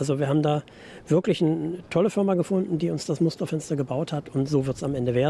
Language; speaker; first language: German; native; German